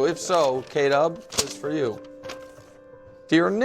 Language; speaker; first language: English; native; English